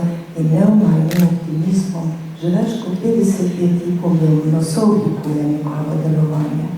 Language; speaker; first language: Slovenian; native; Slovenian